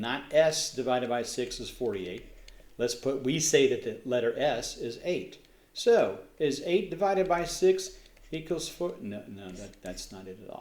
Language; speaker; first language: English; native; English